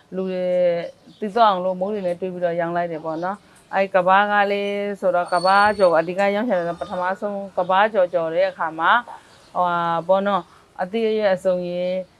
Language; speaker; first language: Burmese; native; Burmese